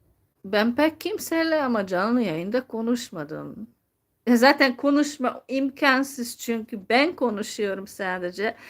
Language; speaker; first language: Turkish; non-native, fluent; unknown